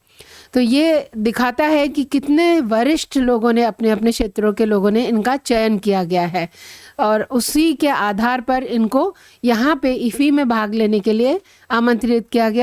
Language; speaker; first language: Hindi; native; Hindi